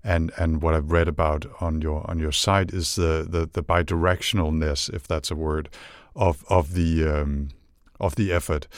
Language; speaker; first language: English; non-native, fluent; Danish